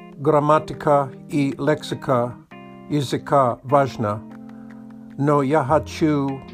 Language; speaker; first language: Russian; non-native, learner; English